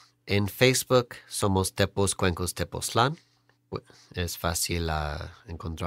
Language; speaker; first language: Spanish; non-native, fluent; English